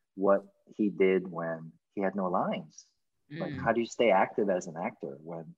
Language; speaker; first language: English; native; English